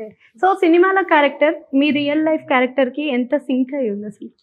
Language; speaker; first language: Telugu; native; Telugu